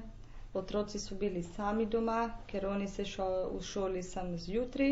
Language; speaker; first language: Slovenian; non-native, local second language; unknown